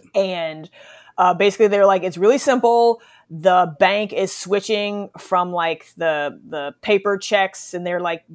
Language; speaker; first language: English; native; English